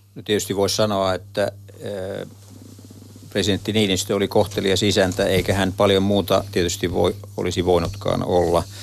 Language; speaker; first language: Finnish; native; Finnish